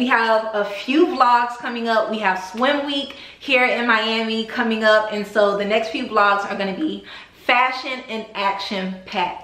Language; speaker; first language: English; native; English